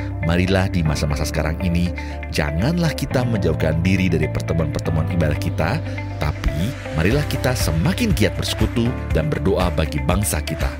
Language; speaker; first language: Indonesian; native; Indonesian